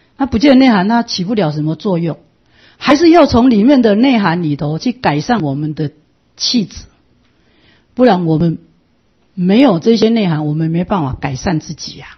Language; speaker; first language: Chinese; non-native, local second language; Min Nan Chinese